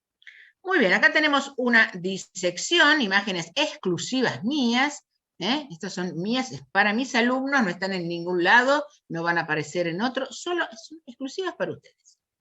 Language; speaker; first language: Spanish; native; Spanish